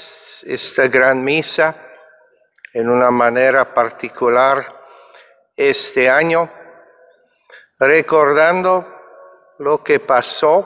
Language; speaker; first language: Spanish; non-native, fluent; English